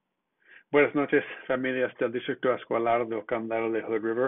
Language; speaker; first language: Spanish; non-native, fluent; English